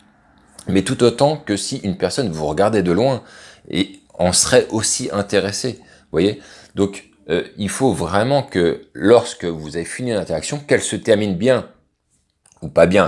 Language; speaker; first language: French; native; French